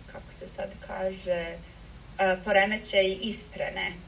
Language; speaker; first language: Serbian; early bilingual, heritage; Serbian